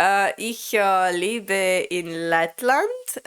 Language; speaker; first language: German; non-native, learner; Latvian